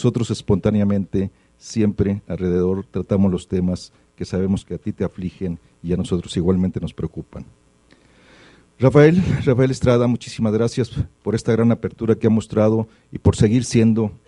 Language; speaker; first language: Spanish; native; Spanish